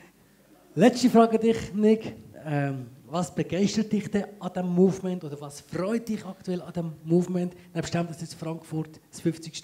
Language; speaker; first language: German; native; German